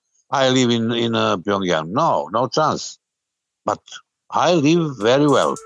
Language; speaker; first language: English; non-native, learner; Serbian